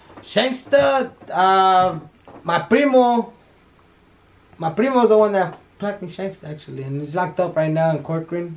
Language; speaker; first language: English; early bilingual, other home language; Spanish